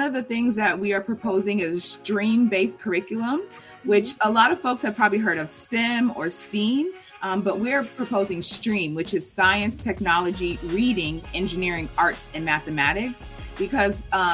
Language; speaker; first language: English; native; English